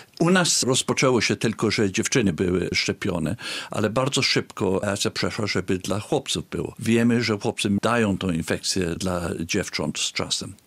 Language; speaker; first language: Polish; early bilingual, heritage; Polish